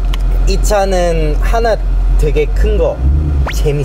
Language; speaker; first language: Korean; non-native, learner; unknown